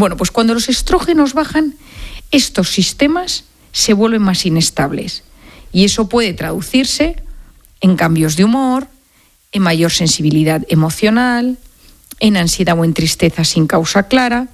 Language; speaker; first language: Spanish; native; Spanish